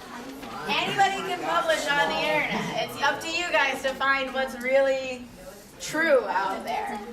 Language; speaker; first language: English; native; English